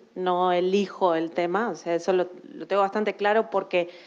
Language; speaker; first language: Spanish; native; Spanish